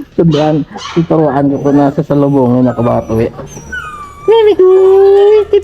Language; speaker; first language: Filipino; non-native, local second language; Hiligaynon